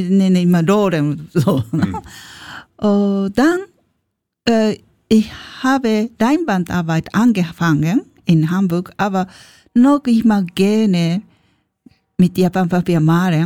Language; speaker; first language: German; non-native, learner; Japanese